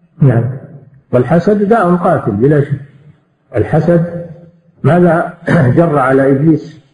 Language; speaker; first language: Arabic; native; Arabic